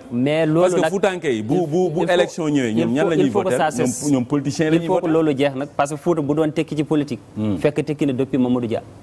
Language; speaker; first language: Wolof; native; Wolof